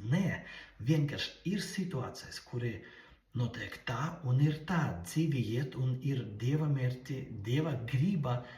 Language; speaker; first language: Latvian; non-native, local second language; Russian